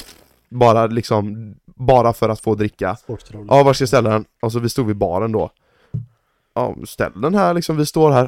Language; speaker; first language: Swedish; native; Swedish